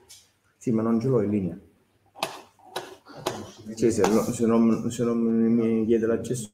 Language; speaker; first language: Italian; native; Italian